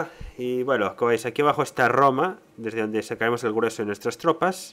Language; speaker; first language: Spanish; native; Spanish